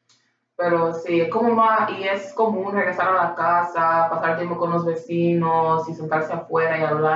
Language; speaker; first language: Spanish; early bilingual, heritage; Spanish